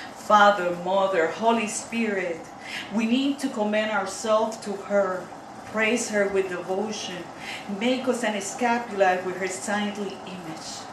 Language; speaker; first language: English; non-native, fluent; Spanish